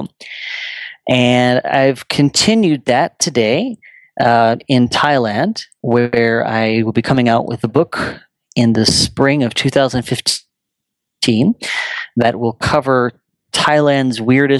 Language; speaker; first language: English; native; English